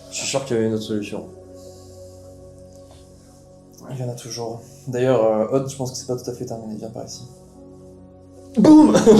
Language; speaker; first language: French; native; French